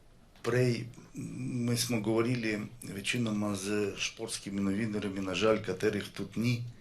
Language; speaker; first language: Slovenian; non-native, learner; Russian